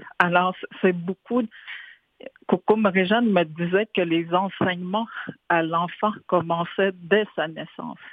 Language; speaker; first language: French; non-native, local second language; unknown